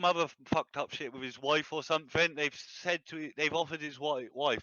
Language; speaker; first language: English; native; English